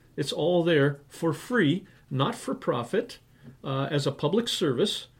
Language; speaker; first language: English; native; English